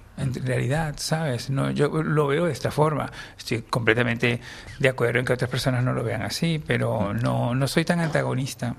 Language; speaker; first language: Spanish; native; Spanish